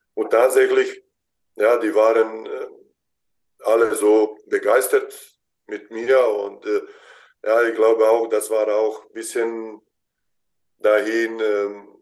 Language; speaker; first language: German; non-native, fluent; Bosnian